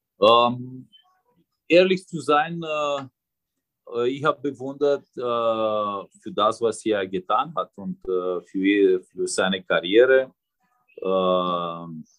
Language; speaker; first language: German; non-native, fluent; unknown